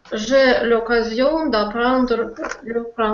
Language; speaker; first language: French; non-native, learner; Russian